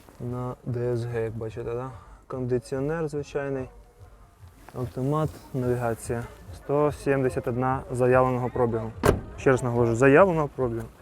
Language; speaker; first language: Ukrainian; native; Ukrainian